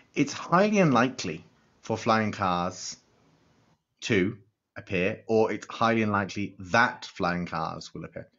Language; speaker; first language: English; native; English